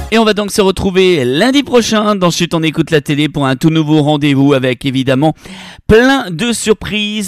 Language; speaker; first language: French; native; French